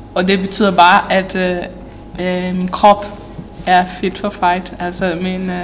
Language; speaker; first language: Danish; non-native, fluent; Portuguese